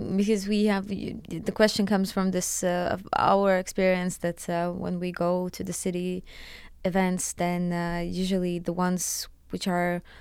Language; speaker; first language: English; non-native, fluent; Latvian